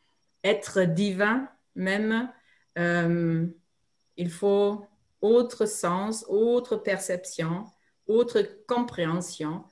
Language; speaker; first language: French; non-native, fluent; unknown